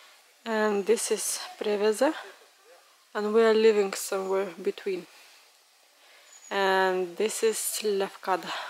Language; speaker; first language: English; non-native, fluent; Lithuanian